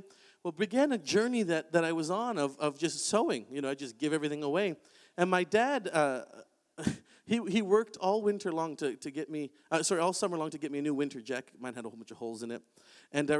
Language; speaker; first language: English; native; English